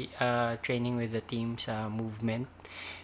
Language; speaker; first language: English; non-native, local second language; Cebuano